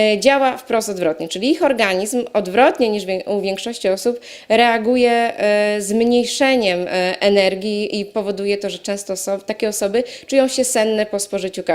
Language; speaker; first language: Polish; native; Polish